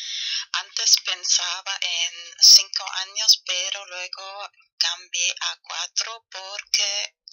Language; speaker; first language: Spanish; non-native, learner; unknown